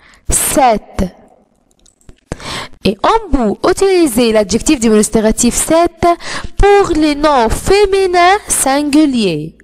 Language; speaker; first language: French; non-native, fluent; Arabic